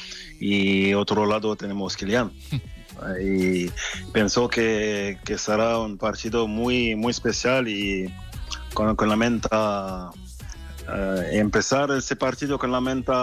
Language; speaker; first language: Spanish; non-native, fluent; French